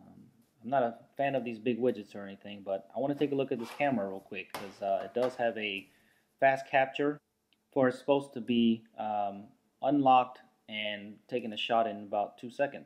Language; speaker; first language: English; native; English